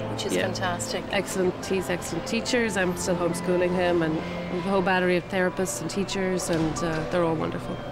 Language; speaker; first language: English; native; English